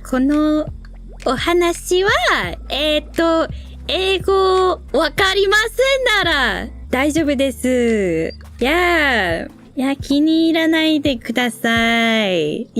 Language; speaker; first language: Japanese; non-native, learner; English